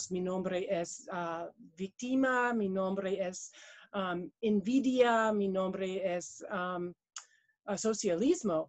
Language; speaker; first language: Spanish; non-native, learner; English